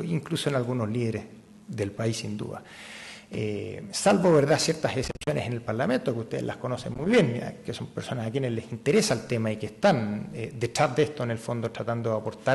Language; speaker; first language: Spanish; native; Spanish